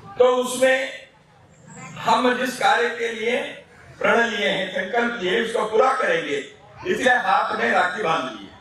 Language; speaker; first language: Hindi; non-native, local second language; Kannada